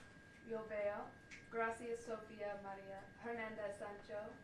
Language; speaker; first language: Spanish; non-native, learner; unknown